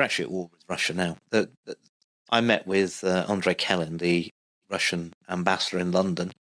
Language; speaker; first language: English; native; English